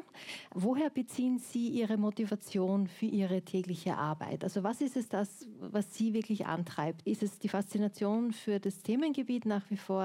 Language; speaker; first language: German; native; German